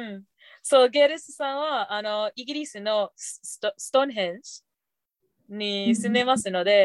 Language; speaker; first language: Japanese; non-native, fluent; English